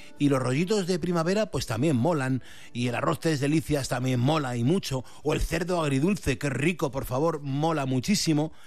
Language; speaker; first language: Spanish; native; Spanish